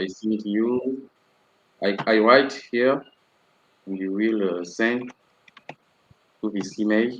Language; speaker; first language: English; non-native, learner; French